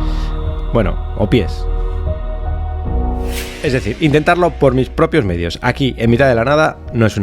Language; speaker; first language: Spanish; native; Spanish